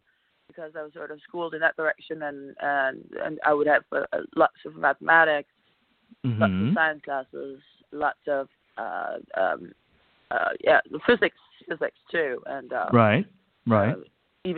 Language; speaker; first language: English; non-native, fluent; Danish